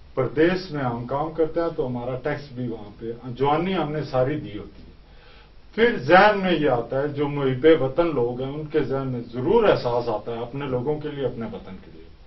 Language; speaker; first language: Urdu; early bilingual, heritage; Urdu